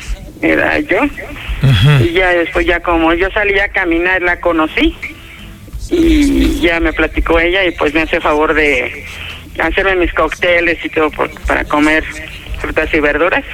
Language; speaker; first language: Spanish; native; Spanish